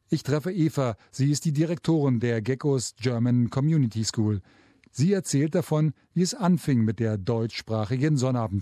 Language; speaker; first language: German; native; German